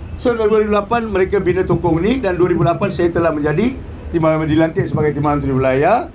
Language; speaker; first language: Malay; non-native, local second language; Tamil